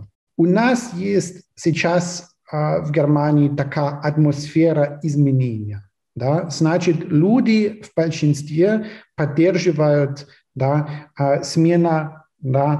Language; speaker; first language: Russian; non-native, fluent; German